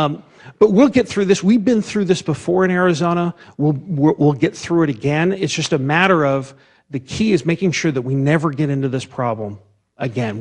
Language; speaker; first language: English; native; English